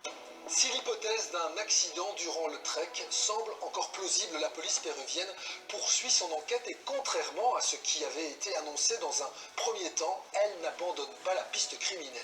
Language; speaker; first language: French; native; French